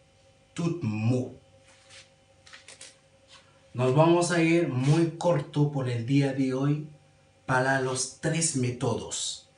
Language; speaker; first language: Spanish; non-native, learner; Haitian Creole